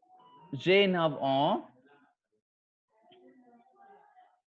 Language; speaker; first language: French; non-native, fluent; Hindi